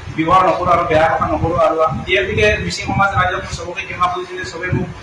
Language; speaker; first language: Assamese; non-native, local second language; Mising